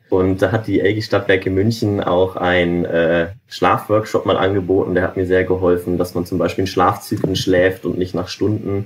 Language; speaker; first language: German; native; German